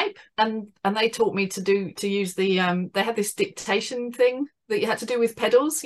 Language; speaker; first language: English; native; English